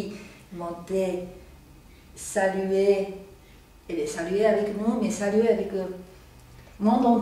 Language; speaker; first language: French; non-native, learner; Japanese